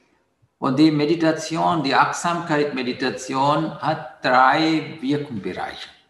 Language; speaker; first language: German; non-native, learner; Sinhala